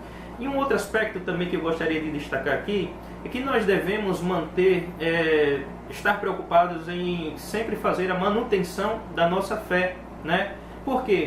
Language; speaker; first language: Portuguese; native; Portuguese